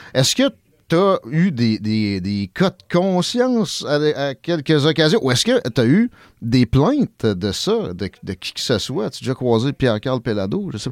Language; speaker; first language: French; native; French